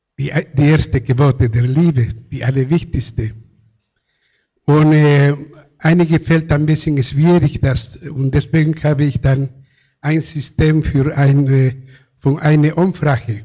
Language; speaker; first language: German; non-native, fluent; Spanish